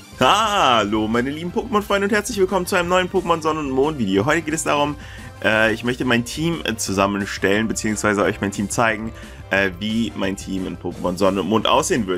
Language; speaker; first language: German; native; German